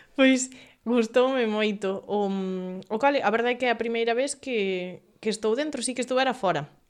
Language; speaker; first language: Galician; native; Galician